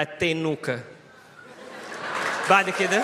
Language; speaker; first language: Portuguese; non-native, learner; Arabic